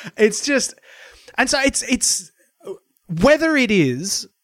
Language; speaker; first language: English; native; English